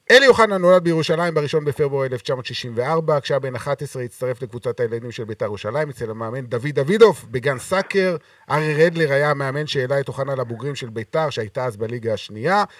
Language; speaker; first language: Hebrew; native; Hebrew